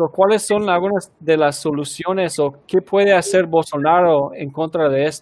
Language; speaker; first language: Spanish; non-native, fluent; English